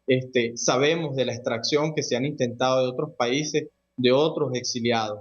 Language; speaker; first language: Spanish; native; Spanish